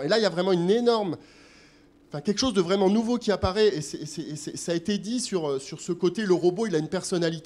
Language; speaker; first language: French; native; French